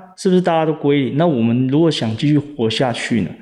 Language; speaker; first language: Chinese; native; Chinese